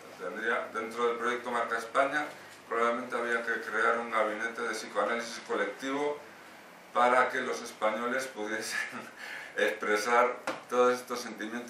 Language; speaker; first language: Spanish; native; Spanish